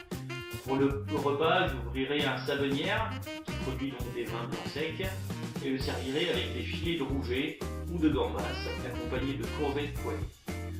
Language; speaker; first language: French; native; French